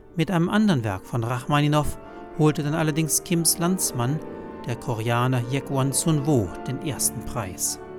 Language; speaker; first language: German; native; German